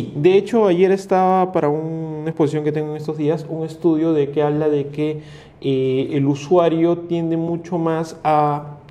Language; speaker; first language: Spanish; native; Spanish